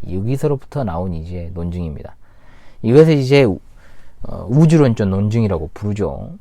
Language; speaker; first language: Korean; native; Korean